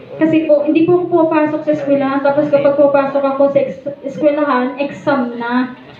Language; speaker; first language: Filipino; native; Filipino